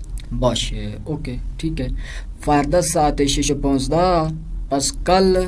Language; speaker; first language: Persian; non-native, fluent; Urdu